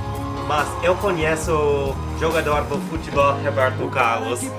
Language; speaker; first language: Portuguese; non-native, learner; English